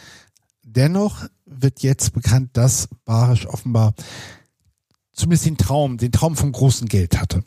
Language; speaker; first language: German; native; German